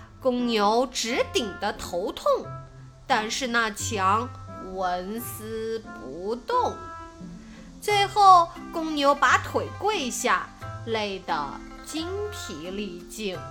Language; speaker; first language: Chinese; native; Chinese